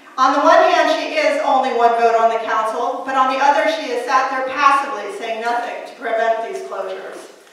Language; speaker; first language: English; native; English